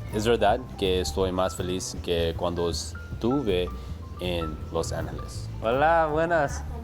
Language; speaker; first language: Spanish; non-native, learner; English